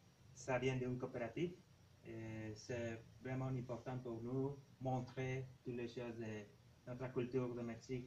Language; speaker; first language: French; non-native, learner; Spanish